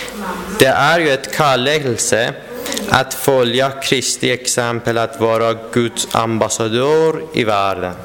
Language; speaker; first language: Swedish; non-native, fluent; Persian